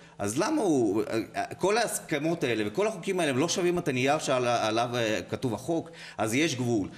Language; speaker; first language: Hebrew; non-native, fluent; Russian